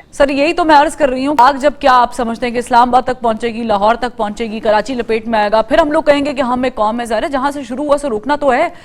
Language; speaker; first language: Urdu; native; Urdu